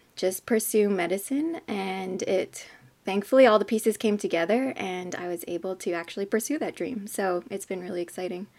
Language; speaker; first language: English; native; English